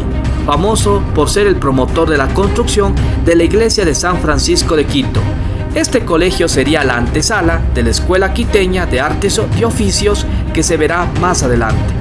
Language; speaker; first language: Spanish; native; Spanish